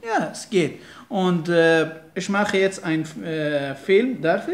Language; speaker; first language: German; non-native, fluent; Persian